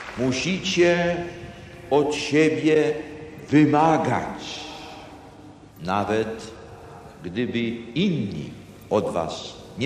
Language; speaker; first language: Polish; native; Polish